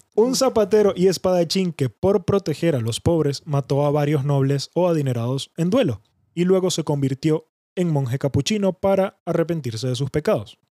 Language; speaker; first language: Spanish; native; Spanish